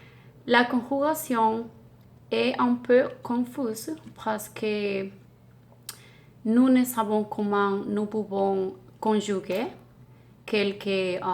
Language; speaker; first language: French; non-native, learner; Spanish